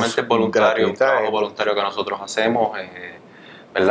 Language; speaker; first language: Spanish; native; Spanish